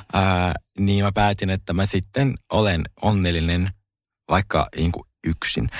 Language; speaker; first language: Finnish; early bilingual, other home language; Russian